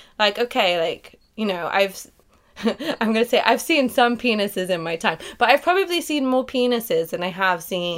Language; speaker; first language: English; native; English